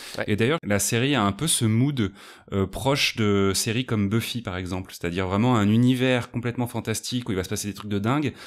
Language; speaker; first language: French; native; French